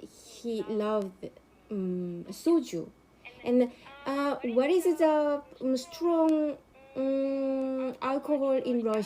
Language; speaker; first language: English; non-native, learner; Korean